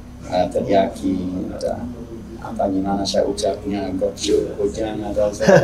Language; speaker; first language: Indonesian; non-native, fluent; Swedish